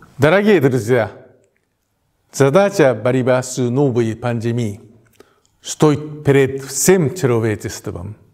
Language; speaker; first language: Russian; non-native, fluent; Japanese